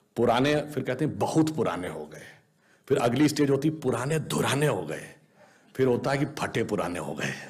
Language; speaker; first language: Hindi; native; Hindi